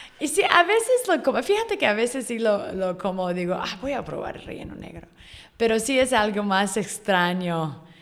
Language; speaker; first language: Spanish; non-native, fluent; English